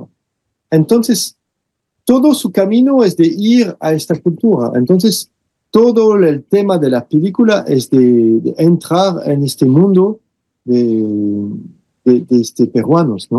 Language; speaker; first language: Spanish; non-native, fluent; French